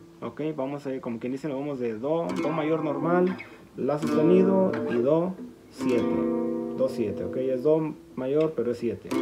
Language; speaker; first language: Spanish; native; Spanish